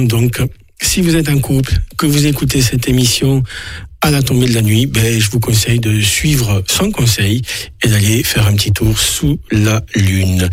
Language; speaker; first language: French; native; French